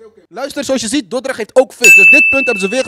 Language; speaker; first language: Dutch; early bilingual, other home language; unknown